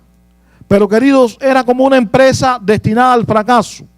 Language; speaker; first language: Spanish; native; Spanish